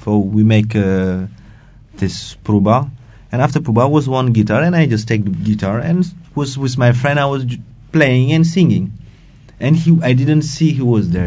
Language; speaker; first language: English; non-native, local second language; Wolof